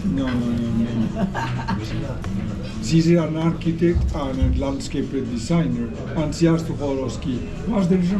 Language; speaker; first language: English; non-native, fluent; Spanish